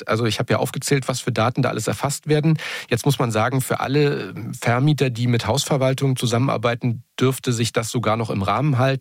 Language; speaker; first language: German; native; German